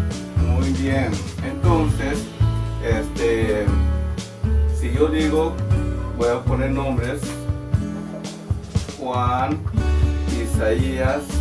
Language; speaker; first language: Spanish; non-native, local second language; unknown